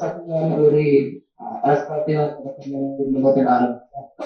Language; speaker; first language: Arabic; non-native, learner; Urdu